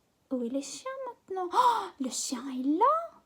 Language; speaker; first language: French; non-native, fluent; English